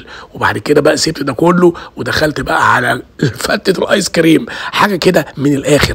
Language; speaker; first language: Arabic; native; Arabic